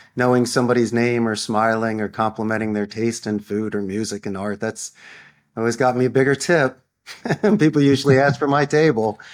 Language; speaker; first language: English; native; English